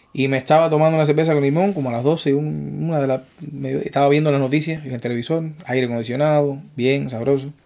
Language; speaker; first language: Spanish; native; Spanish